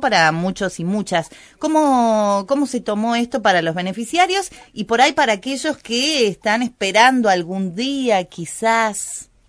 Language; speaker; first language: Spanish; native; Spanish